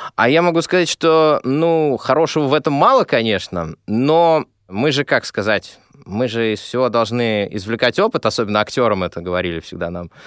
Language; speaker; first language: Russian; native; Russian